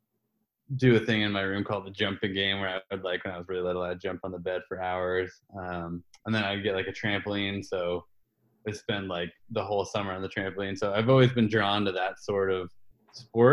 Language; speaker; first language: English; native; English